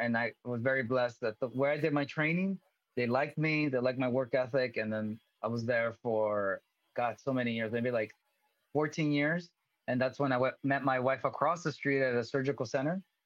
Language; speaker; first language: English; early bilingual, other home language; Spanish